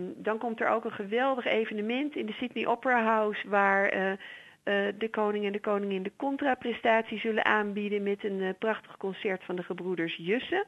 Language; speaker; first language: Dutch; native; Dutch